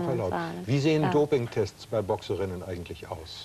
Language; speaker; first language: German; native; German